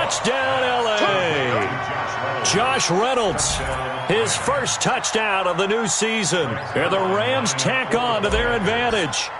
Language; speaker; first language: English; native; English